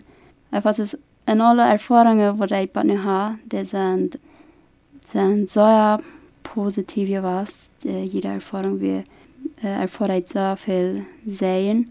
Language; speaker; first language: German; non-native, local second language; Plautdietsch